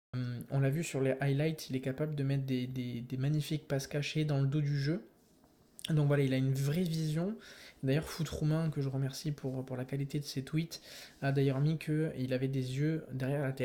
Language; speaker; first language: French; native; French